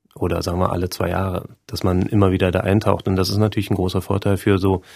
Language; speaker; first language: German; native; German